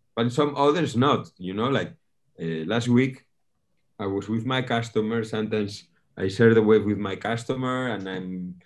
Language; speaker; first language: English; non-native, fluent; Spanish